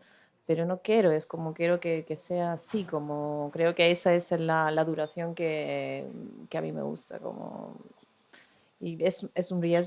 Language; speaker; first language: Spanish; non-native, fluent; Greek